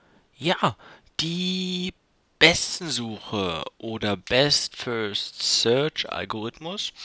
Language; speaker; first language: German; native; German